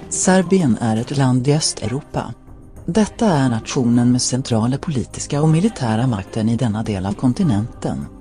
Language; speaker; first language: Swedish; non-native, learner; Croatian